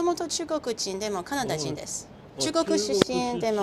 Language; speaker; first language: Japanese; non-native, learner; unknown